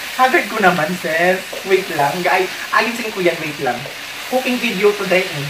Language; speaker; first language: Filipino; non-native, local second language; Waray